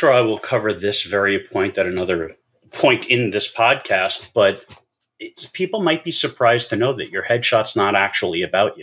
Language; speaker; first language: English; native; English